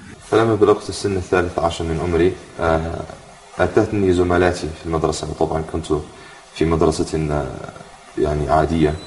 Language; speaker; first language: Arabic; non-native, fluent; English